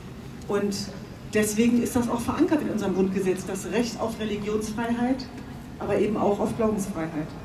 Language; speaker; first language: German; native; German